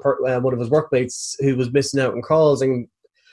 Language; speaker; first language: English; native; English